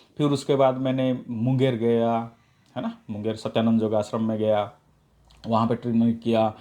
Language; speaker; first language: Hindi; non-native, local second language; Odia